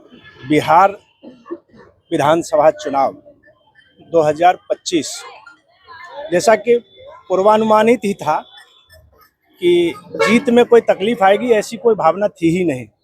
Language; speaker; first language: Hindi; native; Hindi